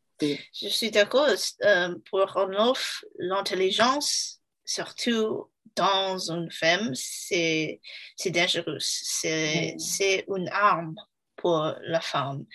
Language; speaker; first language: French; non-native, learner; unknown